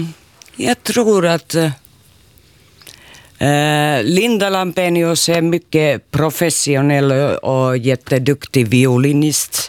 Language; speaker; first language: Swedish; non-native, learner; Finnish